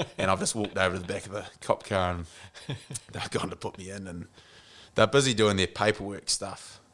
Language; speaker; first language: English; native; English